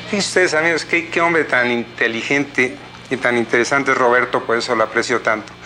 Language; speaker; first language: Spanish; native; Spanish